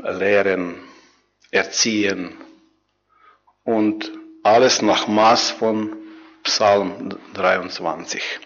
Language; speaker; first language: German; non-native, learner; Croatian